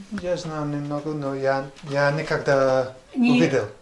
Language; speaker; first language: Russian; non-native, learner; English